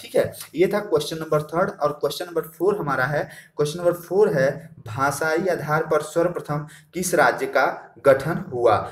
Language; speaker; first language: Hindi; native; Hindi